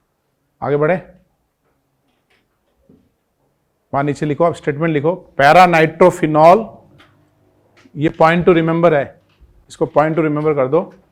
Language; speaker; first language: Hindi; native; Hindi